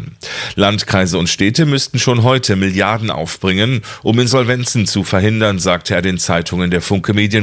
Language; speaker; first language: German; native; German